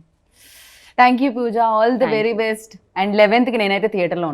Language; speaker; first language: Telugu; native; Telugu